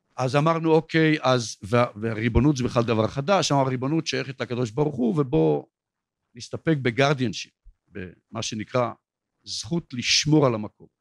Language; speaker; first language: Hebrew; native; Hebrew